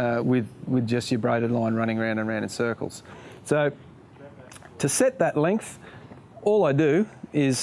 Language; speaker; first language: English; native; English